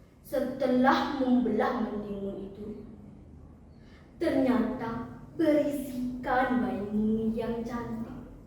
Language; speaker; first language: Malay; non-native, local second language; Balinese